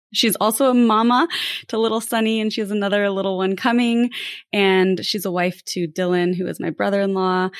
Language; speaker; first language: English; native; English